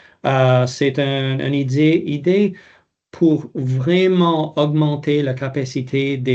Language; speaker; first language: French; non-native, local second language; English